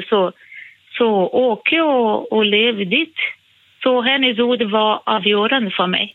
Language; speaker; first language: Swedish; non-native, fluent; Portuguese